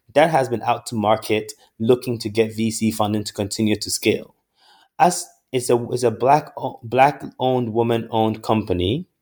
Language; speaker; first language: English; non-native, local second language; Akan